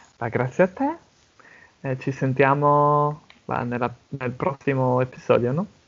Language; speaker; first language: Italian; non-native, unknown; English